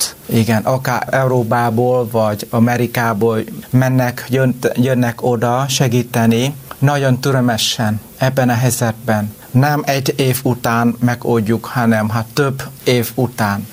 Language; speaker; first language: Hungarian; non-native, learner; Vietnamese